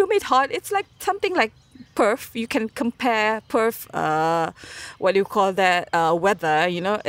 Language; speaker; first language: English; non-native, local second language; Malay